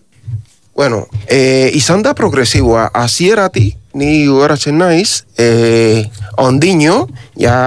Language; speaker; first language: Basque; non-native, learner; Spanish